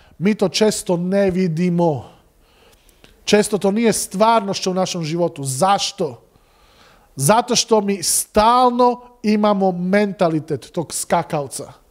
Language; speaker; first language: Serbian; non-native, local second language; Slovak